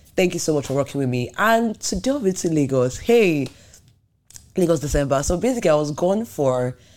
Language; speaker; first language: English; non-native, local second language; Yoruba